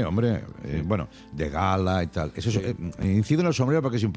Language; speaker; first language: Spanish; native; Spanish